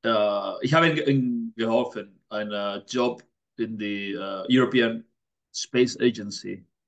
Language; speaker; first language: German; non-native, fluent; Spanish